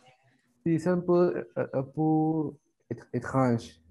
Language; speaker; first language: French; non-native, learner; Spanish